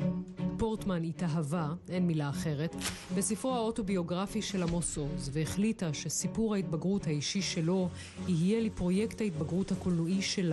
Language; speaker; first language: Hebrew; native; Hebrew